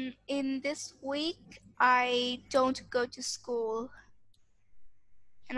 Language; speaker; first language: English; non-native, learner; Vietnamese